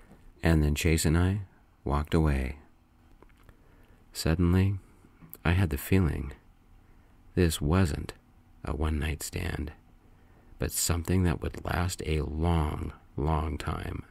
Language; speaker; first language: English; native; English